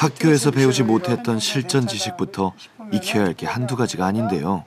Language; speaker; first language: Korean; native; Korean